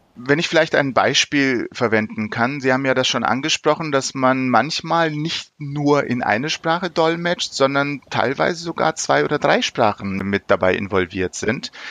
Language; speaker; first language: German; early bilingual, other home language; Turkish